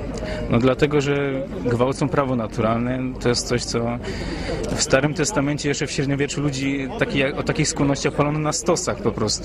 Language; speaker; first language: Polish; native; Polish